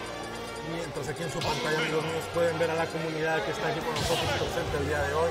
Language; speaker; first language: Spanish; native; Spanish